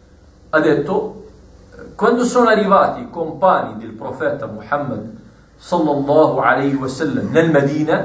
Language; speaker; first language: Italian; non-native, fluent; Arabic